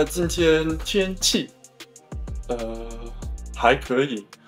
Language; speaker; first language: Chinese; non-native, learner; German